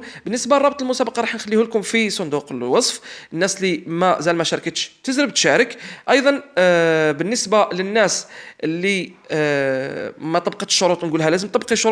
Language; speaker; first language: Arabic; native; Arabic